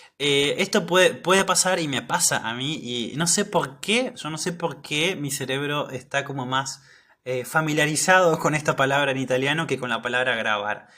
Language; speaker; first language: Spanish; native; Spanish